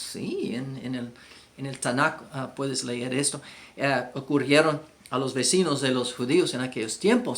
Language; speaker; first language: Spanish; non-native, fluent; English